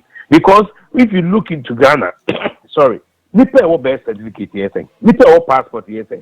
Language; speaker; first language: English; non-native, local second language; Akan